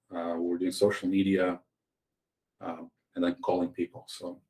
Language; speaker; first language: English; non-native, fluent; Croatian